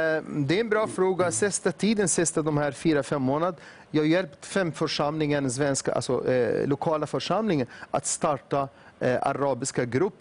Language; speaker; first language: Swedish; non-native, fluent; Arabic